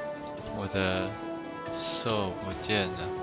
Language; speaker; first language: Chinese; native; Chinese